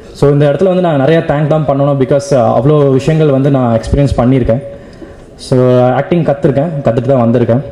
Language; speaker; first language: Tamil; native; Tamil